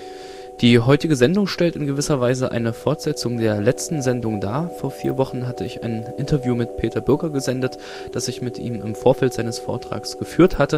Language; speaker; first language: German; native; German